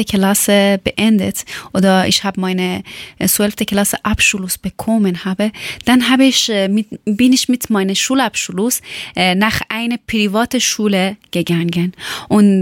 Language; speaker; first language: German; non-native, learner; Persian